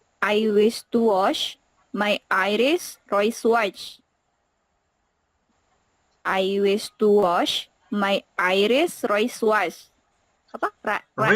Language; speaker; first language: English; non-native, learner; Indonesian